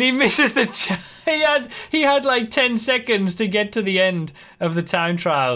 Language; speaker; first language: English; native; English